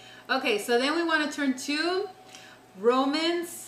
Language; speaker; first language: English; native; English